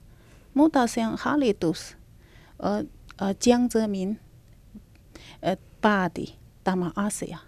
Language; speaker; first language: Finnish; non-native, learner; Chinese